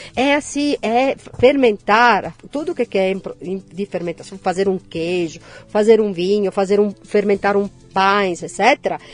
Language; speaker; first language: Portuguese; non-native, fluent; Italian